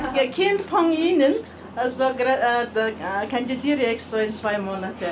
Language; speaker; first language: German; non-native, fluent; Mongolian